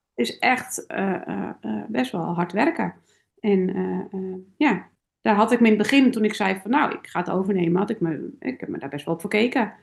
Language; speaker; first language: Dutch; native; Dutch